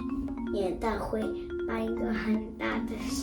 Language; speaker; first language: Chinese; early bilingual, heritage; Chinese